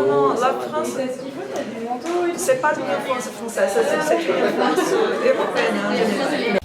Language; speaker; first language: French; non-native, learner; Portuguese